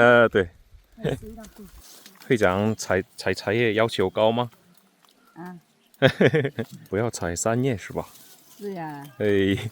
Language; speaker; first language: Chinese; non-native, fluent; Korean